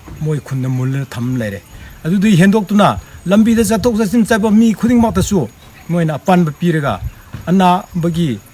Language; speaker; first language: Manipuri; non-native, local second language; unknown